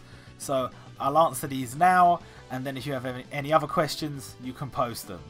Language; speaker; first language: English; native; English